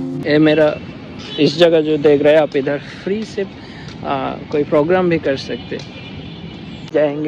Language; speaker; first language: Hindi; non-native, learner; Bangla